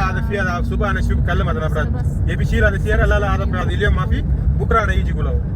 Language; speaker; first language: Arabic; non-native, learner; Hindi